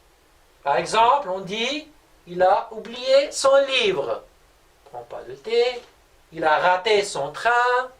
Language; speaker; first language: French; non-native, local second language; Arabic